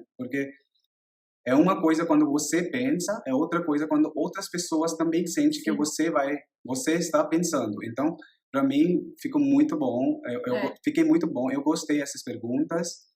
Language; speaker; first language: Portuguese; non-native, learner; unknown